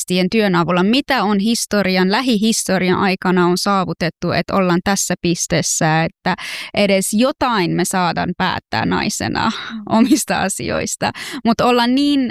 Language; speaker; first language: Finnish; early bilingual, other home language; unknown